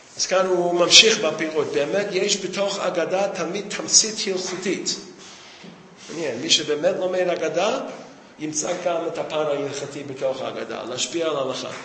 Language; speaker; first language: Hebrew; non-native, fluent; English